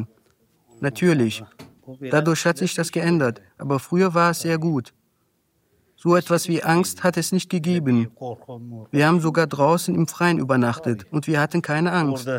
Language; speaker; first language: German; non-native, local second language; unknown